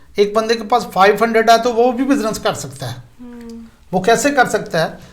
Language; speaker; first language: Urdu; non-native, local second language; Punjabi